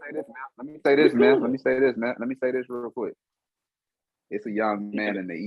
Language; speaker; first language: English; native; English